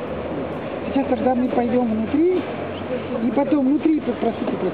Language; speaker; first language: Russian; non-native, learner; Italian